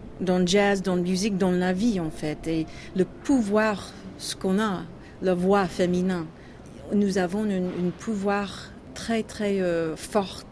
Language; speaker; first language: French; non-native, learner; English